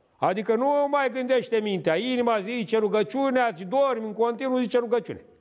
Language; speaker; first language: Romanian; native; Romanian